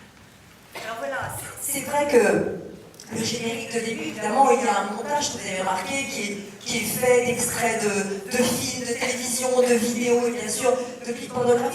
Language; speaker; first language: French; native; French